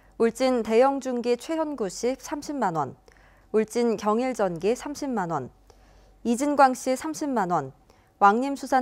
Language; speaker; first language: Korean; native; Korean